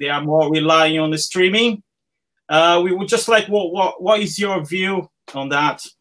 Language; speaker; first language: English; non-native, fluent; Portuguese